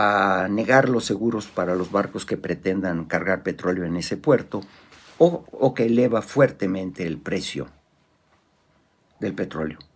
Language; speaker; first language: Spanish; native; Spanish